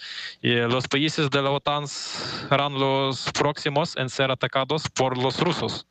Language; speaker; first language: Spanish; non-native, fluent; Ukrainian